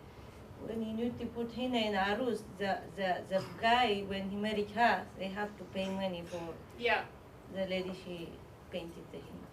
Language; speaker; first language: English; non-native, learner; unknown